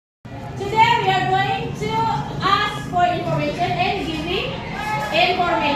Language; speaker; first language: English; non-native, learner; Indonesian